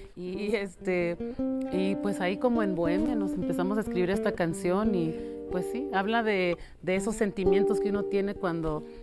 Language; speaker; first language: Spanish; early bilingual, heritage; Spanish